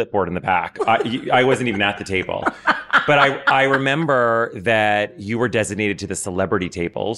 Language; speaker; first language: English; native; English